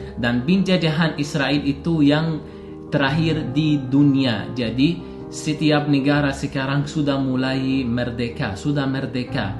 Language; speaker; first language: Indonesian; non-native, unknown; Arabic